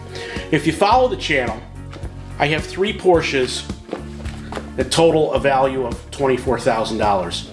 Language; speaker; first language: English; native; English